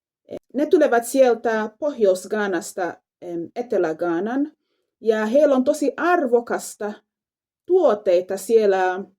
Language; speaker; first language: Finnish; non-native, fluent; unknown